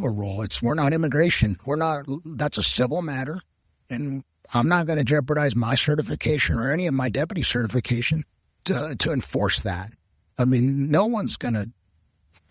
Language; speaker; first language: English; non-native, local second language; Spanish